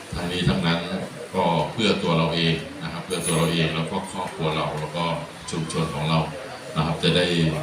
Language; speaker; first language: Thai; native; Thai